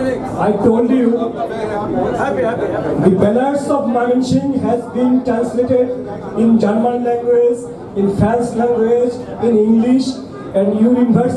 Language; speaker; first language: English; non-native, fluent; Bangla